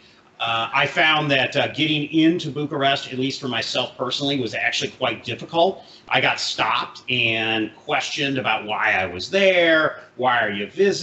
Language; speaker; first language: English; native; English